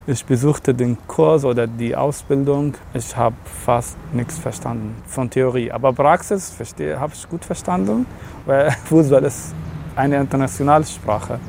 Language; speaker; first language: German; non-native, learner; Arabic